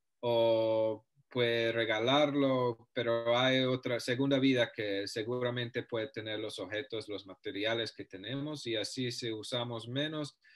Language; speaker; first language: Spanish; non-native, fluent; English